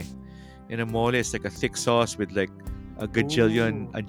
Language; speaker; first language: English; non-native, local second language; Filipino